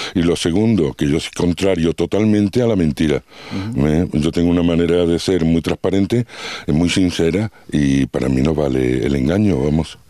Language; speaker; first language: Spanish; native; Spanish